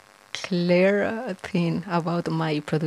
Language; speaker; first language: English; non-native, learner; Spanish